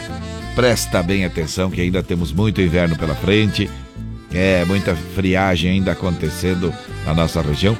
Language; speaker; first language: Portuguese; native; Portuguese